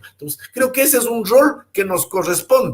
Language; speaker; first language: Spanish; native; Spanish